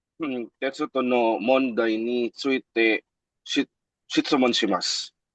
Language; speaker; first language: Japanese; non-native, learner; Filipino